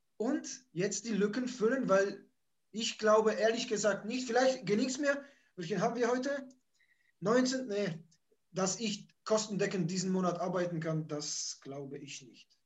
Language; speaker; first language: German; early bilingual, other home language; Polish